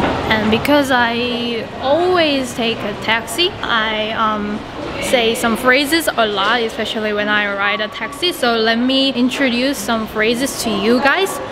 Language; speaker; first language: English; non-native, fluent; Korean